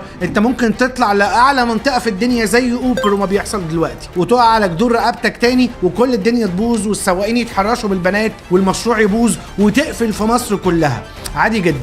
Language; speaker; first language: Arabic; native; Arabic